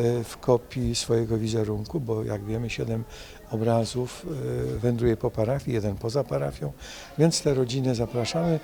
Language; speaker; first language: Polish; native; Polish